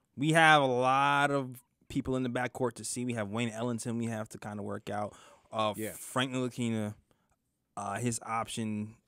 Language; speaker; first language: English; native; English